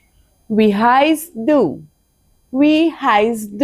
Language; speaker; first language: German; non-native, fluent; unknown